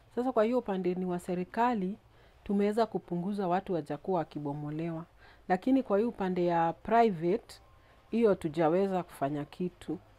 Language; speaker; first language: Swahili; non-native, local second language; Kikuyu